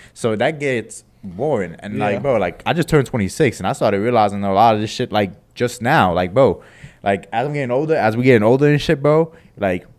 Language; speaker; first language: English; native; English